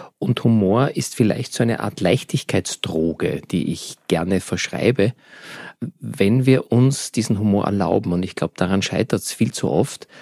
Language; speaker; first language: German; native; German